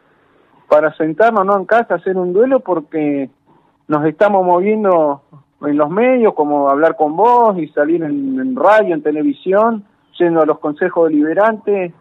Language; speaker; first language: Spanish; native; Spanish